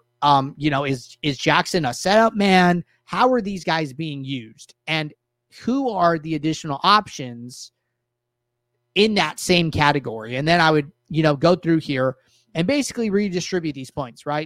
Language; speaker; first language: English; native; English